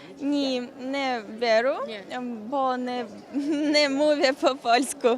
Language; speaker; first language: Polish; non-native, learner; Ukrainian